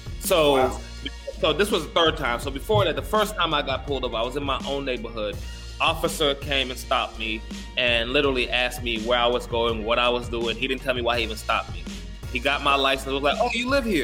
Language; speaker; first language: English; native; English